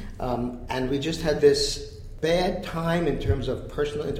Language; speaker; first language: English; native; English